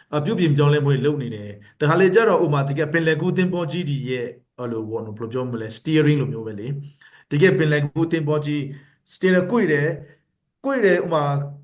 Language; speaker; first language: Burmese; non-native, local second language; Hakha Chin